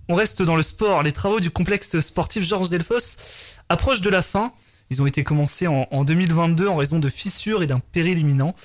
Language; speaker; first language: French; native; French